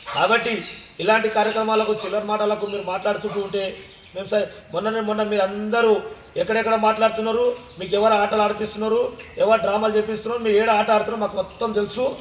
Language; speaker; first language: Telugu; native; Telugu